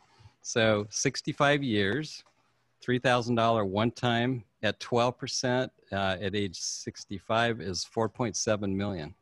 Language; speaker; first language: English; native; English